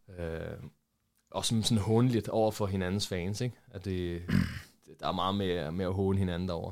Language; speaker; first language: Danish; early bilingual, other home language; Portuguese